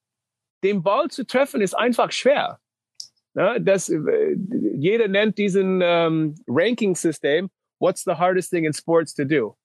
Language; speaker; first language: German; non-native, learner; English